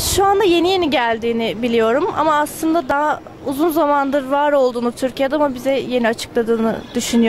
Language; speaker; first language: Turkish; native; Turkish